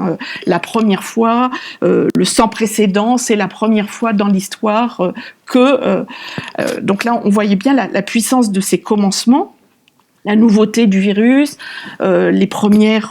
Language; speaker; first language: French; native; French